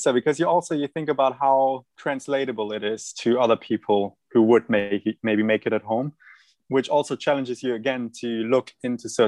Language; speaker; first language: English; non-native, fluent; German